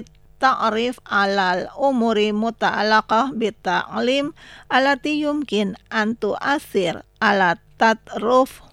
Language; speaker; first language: Arabic; non-native, learner; Indonesian